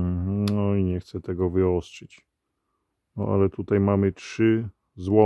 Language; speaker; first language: Polish; native; Polish